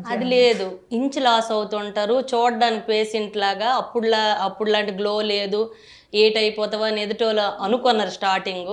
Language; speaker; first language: Telugu; native; Telugu